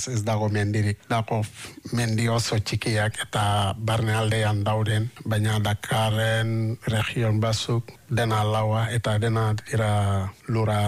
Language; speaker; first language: Basque; non-native, fluent; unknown